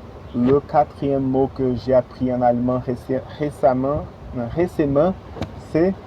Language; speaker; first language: French; non-native, fluent; Portuguese